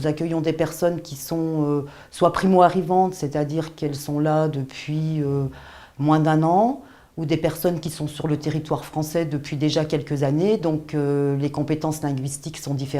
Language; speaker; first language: French; native; French